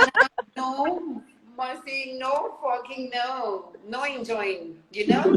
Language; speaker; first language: English; non-native, learner; Hindi